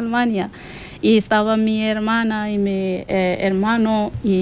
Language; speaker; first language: Spanish; non-native, learner; Persian